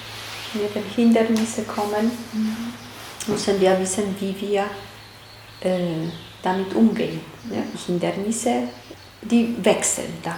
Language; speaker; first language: German; non-native, fluent; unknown